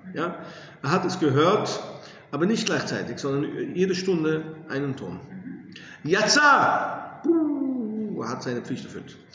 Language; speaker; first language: German; non-native, fluent; English